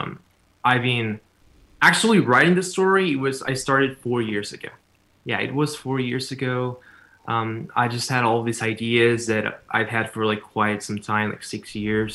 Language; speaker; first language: English; non-native, fluent; Spanish